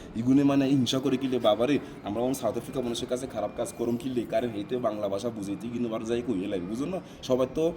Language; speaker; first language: Bangla; non-native, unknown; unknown